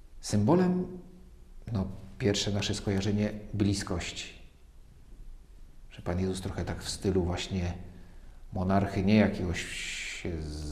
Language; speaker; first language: Polish; native; Polish